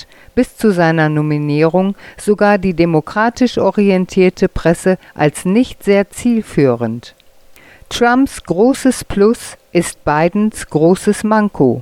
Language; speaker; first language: German; native; German